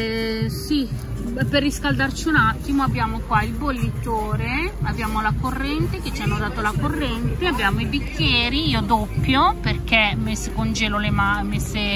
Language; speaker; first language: Italian; native; Italian